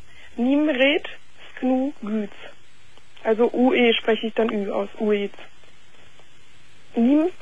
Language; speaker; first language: German; native; German